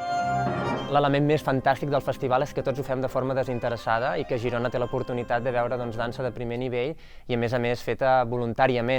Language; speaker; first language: Catalan; native; Catalan